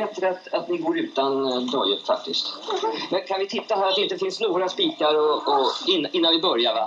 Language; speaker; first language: Swedish; native; Swedish